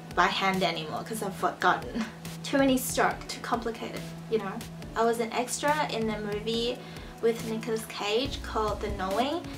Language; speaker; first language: English; early bilingual, other home language; Chinese